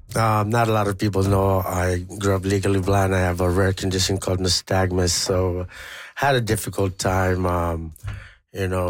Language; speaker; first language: English; non-native, local second language; Pampanga